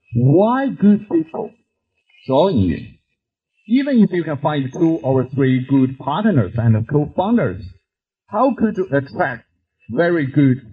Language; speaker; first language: English; non-native, fluent; Chinese